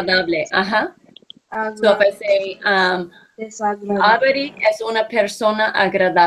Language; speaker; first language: Spanish; non-native, fluent; English